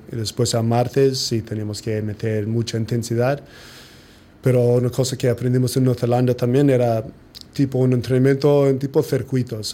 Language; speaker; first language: Spanish; non-native, fluent; English